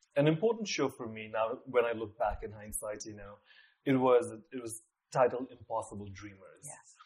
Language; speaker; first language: English; non-native, local second language; Nepali